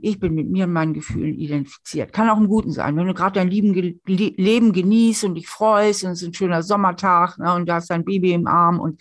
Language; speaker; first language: German; native; German